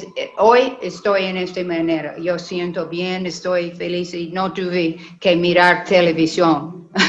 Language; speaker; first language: Spanish; non-native, learner; English